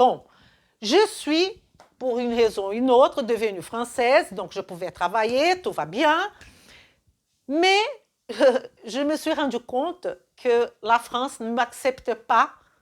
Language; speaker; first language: French; non-native, fluent; Portuguese